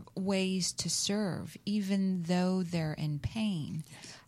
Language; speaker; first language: English; native; English